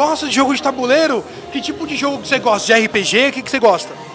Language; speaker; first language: Portuguese; native; Portuguese